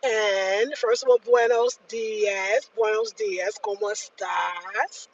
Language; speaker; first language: Spanish; non-native, learner; English